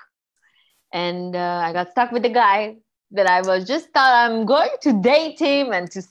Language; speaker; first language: English; non-native, fluent; Persian